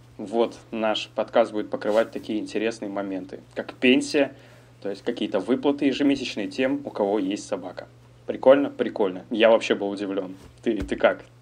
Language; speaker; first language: Russian; native; Russian